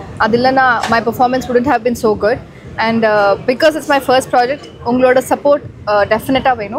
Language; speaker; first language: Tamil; non-native, learner; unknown